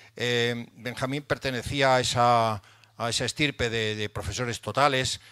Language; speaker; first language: Spanish; native; Spanish